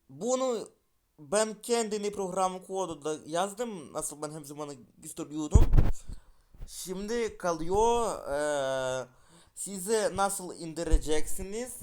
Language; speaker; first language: Turkish; non-native, learner; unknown